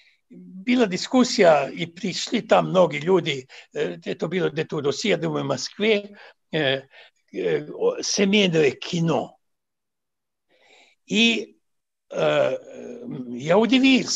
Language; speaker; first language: Russian; non-native, fluent; Serbian